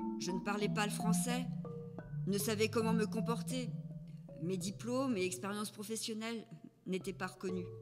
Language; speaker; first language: French; native; French